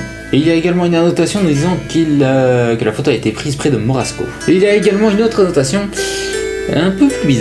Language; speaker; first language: French; native; French